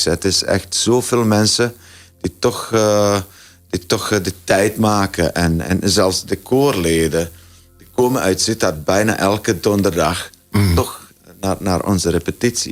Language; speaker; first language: Dutch; non-native, fluent; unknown